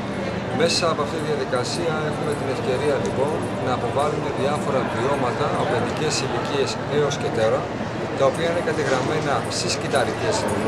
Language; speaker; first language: Greek; native; Greek